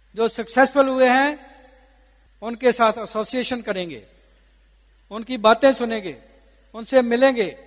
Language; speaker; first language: Hindi; non-native, local second language; Punjabi